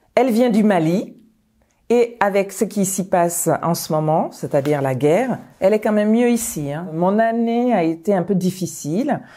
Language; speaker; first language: French; early bilingual, other home language; Bambara